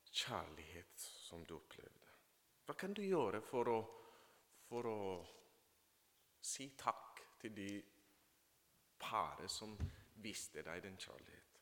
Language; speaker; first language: Norwegian; non-native, fluent; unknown